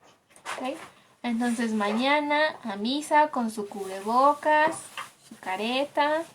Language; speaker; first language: Spanish; native; Spanish